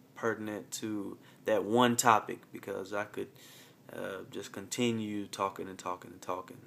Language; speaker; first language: English; native; English